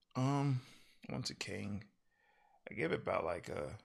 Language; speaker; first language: English; early bilingual, other home language; Yoruba